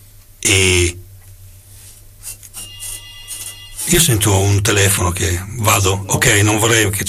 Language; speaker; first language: Italian; native; Italian